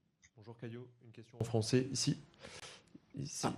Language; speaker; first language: French; native; French